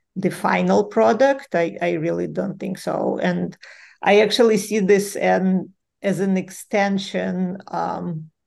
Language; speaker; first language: English; non-native, fluent; Ukrainian